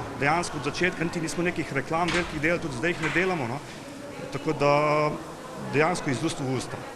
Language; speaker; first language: Slovenian; native; Slovenian